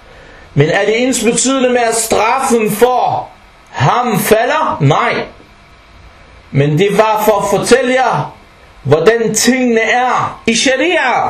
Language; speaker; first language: Danish; early bilingual, other home language; Arabic